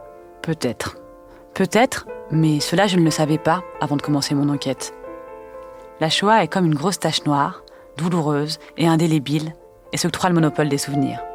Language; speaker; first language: French; native; French